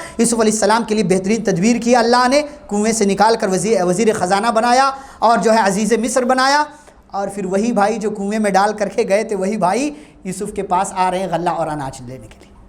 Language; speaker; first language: Urdu; native; Urdu